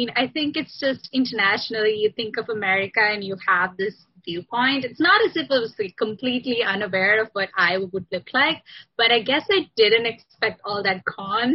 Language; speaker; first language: English; non-native, local second language; Sinhala